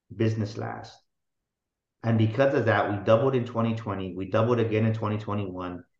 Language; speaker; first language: English; native; English